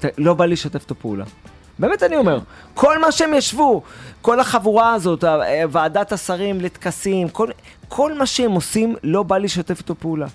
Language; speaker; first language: Hebrew; native; Hebrew